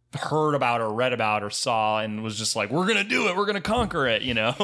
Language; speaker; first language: English; native; English